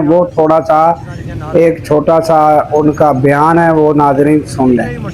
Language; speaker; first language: Urdu; native; Urdu